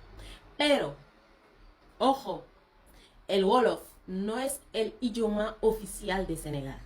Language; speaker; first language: Spanish; non-native, fluent; Wolof